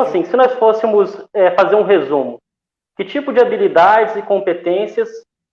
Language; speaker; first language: Portuguese; native; Portuguese